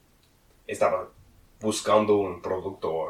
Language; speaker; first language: Spanish; non-native, learner; English